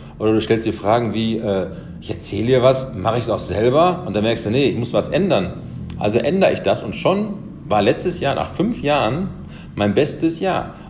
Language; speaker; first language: German; early bilingual, other home language; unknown